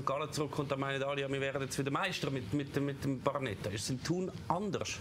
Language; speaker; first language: German; native; German